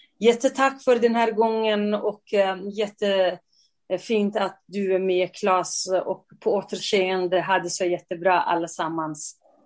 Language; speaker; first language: Swedish; non-native, fluent; Central Kurdish